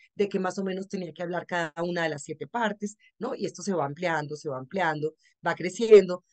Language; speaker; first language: Spanish; native; Spanish